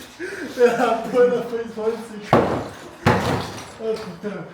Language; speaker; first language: French; native; French